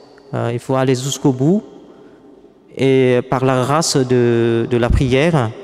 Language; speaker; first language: French; non-native, fluent; Vietnamese